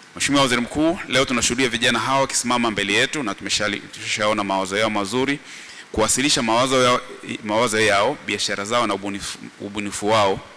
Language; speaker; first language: Swahili; native; Swahili